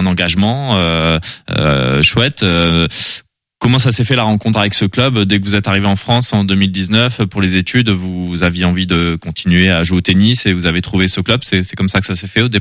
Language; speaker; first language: French; native; French